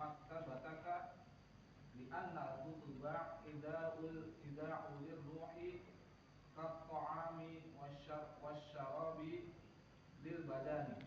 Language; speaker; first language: Arabic; non-native, learner; Indonesian